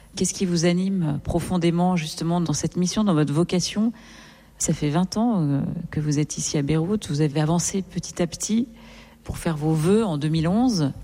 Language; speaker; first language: French; native; French